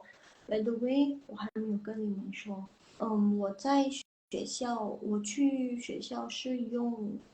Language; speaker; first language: Chinese; non-native, fluent; Indonesian